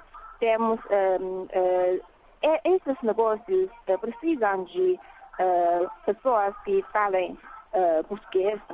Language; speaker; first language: Portuguese; non-native, fluent; Chinese